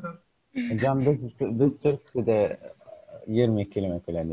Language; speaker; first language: Turkish; non-native, learner; Arabic